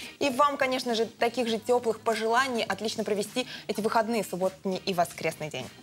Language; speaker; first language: Russian; native; Russian